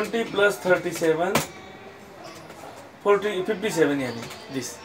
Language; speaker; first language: English; non-native, learner; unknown